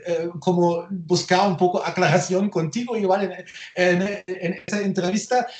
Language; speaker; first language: Spanish; non-native, fluent; German